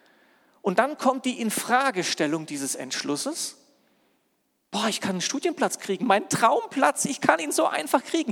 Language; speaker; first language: German; native; German